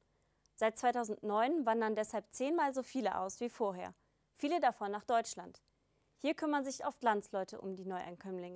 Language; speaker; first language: German; native; German